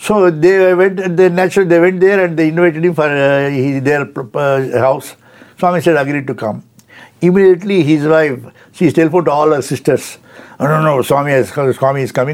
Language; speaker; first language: English; non-native, local second language; Telugu